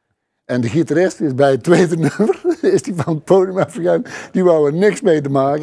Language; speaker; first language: Dutch; native; Dutch